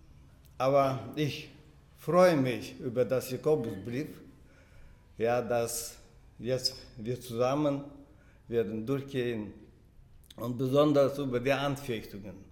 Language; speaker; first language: German; non-native, fluent; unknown